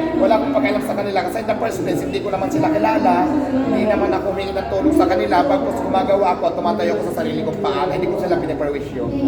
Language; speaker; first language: Filipino; non-native, local second language; Waray